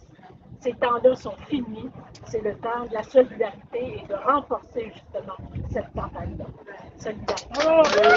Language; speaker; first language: French; native; French